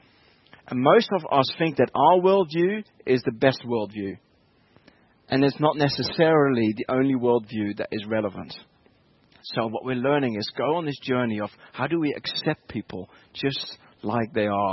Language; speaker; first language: English; non-native, fluent; Dutch